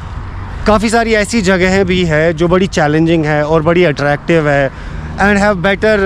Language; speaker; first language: Hindi; non-native, local second language; Kashmiri